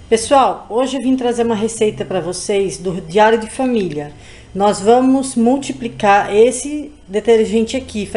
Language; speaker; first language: Portuguese; native; Portuguese